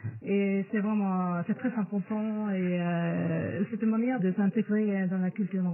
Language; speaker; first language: French; non-native, fluent; Norwegian